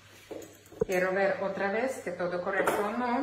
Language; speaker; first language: Spanish; non-native, learner; Ukrainian